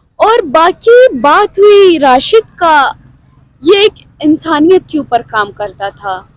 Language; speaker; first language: Urdu; non-native, local second language; Baluchi